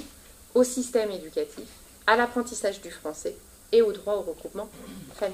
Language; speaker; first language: French; native; French